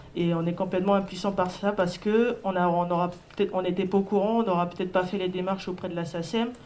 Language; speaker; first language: French; native; French